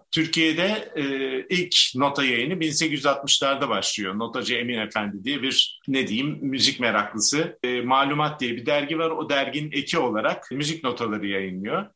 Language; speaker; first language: Turkish; native; Turkish